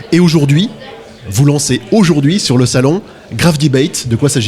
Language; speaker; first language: French; native; French